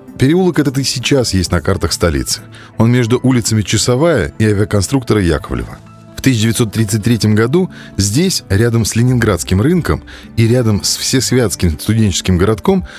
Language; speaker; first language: Russian; native; Russian